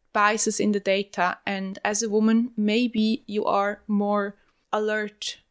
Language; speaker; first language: English; non-native, fluent; German